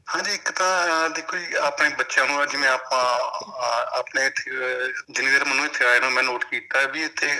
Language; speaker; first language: Punjabi; native; Punjabi